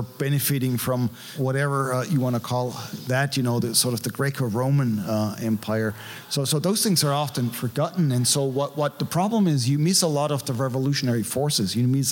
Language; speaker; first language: English; non-native, fluent; German